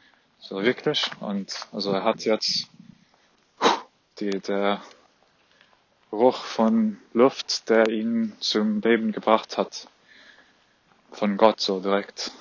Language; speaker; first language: German; non-native, fluent; Arabic